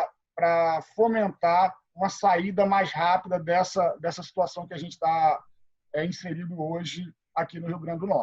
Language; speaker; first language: Portuguese; native; Portuguese